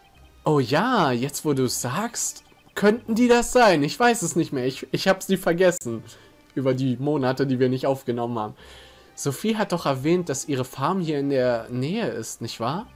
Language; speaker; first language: German; native; German